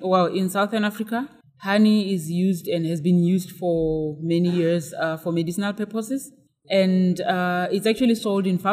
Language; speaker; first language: English; non-native, local second language; Tswana